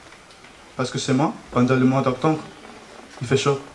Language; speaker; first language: French; non-native, learner; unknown